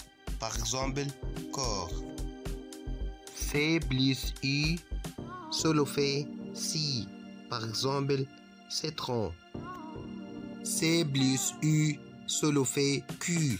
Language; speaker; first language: French; non-native, fluent; Arabic